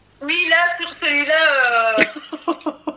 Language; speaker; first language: French; native; French